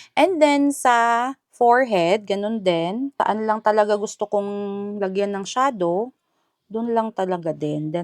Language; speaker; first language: Filipino; non-native, local second language; Hiligaynon